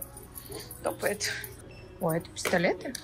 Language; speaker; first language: Russian; native; Russian